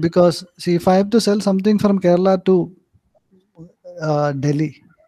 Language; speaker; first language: English; non-native, local second language; Malayalam